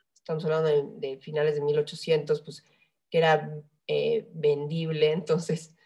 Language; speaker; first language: Spanish; native; Spanish